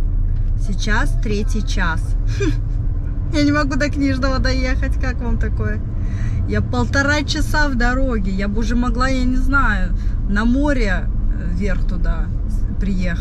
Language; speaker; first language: Russian; native; Russian